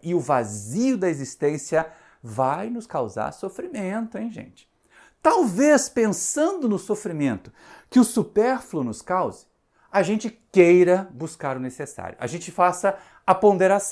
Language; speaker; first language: Portuguese; native; Portuguese